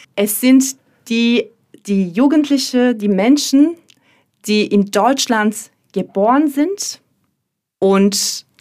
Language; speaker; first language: German; non-native, fluent; Turkish